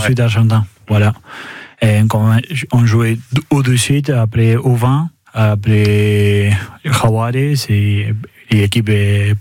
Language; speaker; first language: French; non-native, learner; Spanish